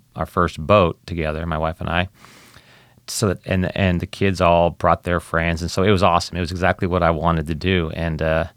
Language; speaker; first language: English; native; English